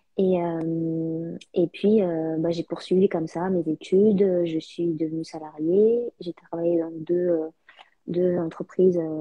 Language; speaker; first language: French; early bilingual, other home language; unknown